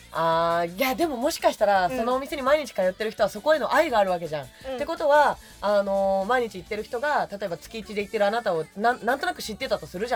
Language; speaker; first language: Japanese; native; Japanese